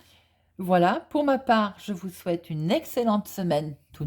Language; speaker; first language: French; native; French